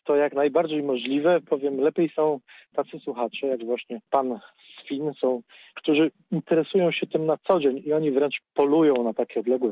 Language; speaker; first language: Polish; native; Polish